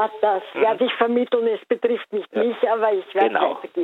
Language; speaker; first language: German; native; German